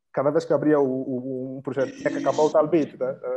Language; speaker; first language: Portuguese; early bilingual, heritage; Portuguese